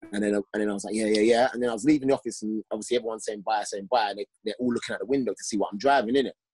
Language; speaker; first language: English; native; English